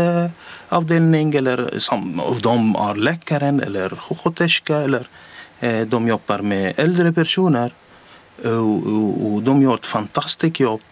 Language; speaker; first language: Swedish; non-native, learner; Arabic